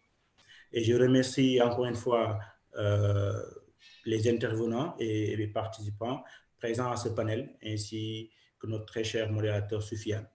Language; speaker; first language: French; non-native, local second language; Wolof